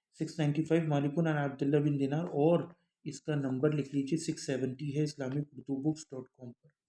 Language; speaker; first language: Urdu; early bilingual, heritage; Urdu